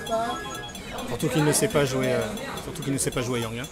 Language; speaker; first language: French; native; French